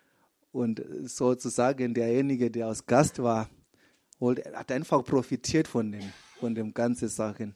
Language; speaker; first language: German; non-native, fluent; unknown